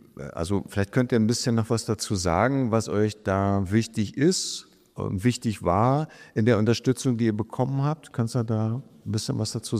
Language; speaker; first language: German; native; German